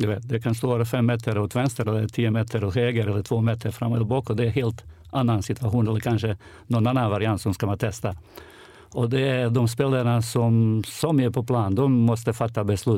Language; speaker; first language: Swedish; non-native, fluent; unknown